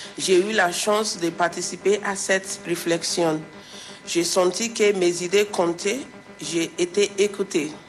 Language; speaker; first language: French; non-native, fluent; English